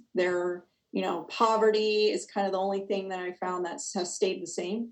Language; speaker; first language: English; native; English